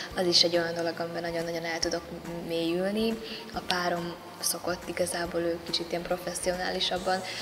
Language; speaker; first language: Hungarian; early bilingual, other home language; Vietnamese